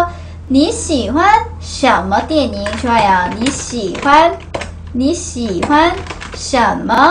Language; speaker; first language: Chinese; non-native, fluent; Korean